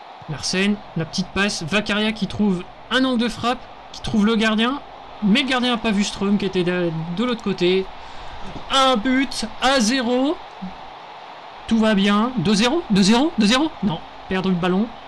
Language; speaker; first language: French; native; French